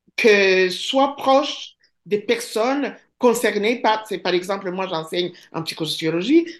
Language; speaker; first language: French; non-native, local second language; Kinyarwanda